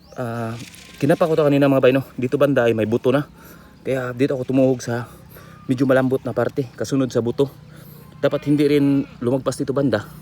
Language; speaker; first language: Filipino; non-native, local second language; Cebuano